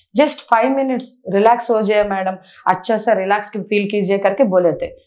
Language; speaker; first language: Hindi; non-native, local second language; Telugu